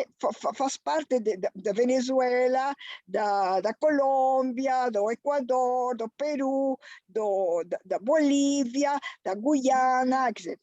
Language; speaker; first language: Portuguese; non-native, fluent; Spanish